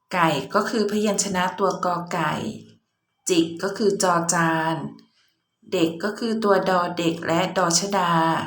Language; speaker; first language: Thai; native; Thai